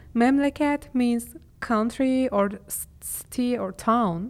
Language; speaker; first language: English; non-native, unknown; Turkish